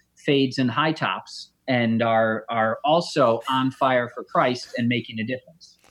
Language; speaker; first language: English; native; English